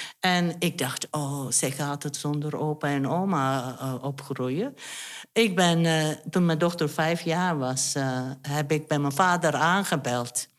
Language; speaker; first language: Dutch; non-native, fluent; Turkish